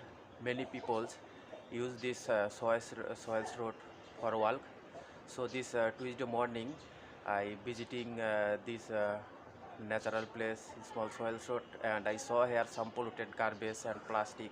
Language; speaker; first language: English; non-native, learner; Bangla